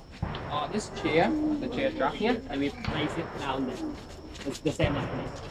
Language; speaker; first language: English; non-native, fluent; Vietnamese